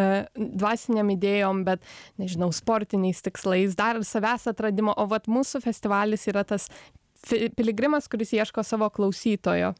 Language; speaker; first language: Lithuanian; native; Lithuanian